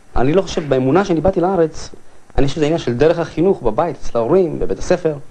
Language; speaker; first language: Hebrew; early bilingual, other home language; Arabic